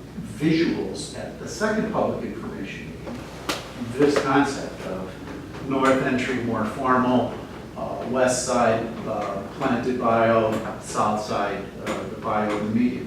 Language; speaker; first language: English; native; English